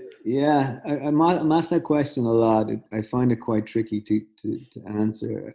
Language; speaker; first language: English; native; English